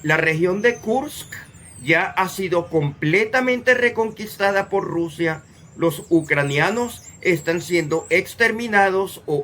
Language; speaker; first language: Spanish; native; Spanish